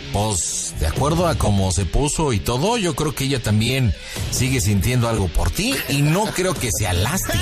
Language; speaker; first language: Spanish; native; Spanish